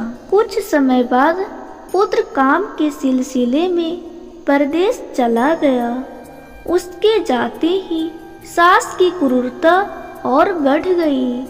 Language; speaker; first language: Hindi; native; Hindi